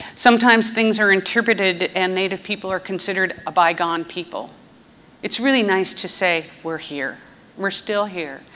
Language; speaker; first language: English; native; English